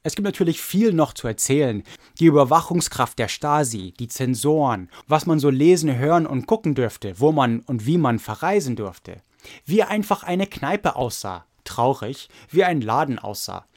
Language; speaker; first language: German; non-native, fluent; English